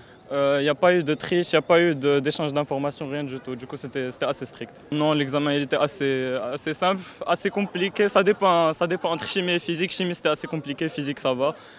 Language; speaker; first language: French; non-native, local second language; Arabic